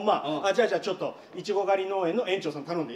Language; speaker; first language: Japanese; native; Japanese